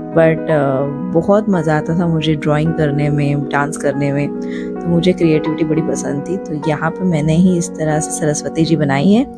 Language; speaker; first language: Hindi; non-native, local second language; Marathi